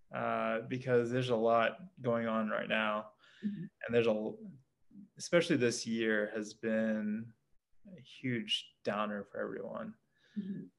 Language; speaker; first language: English; native; English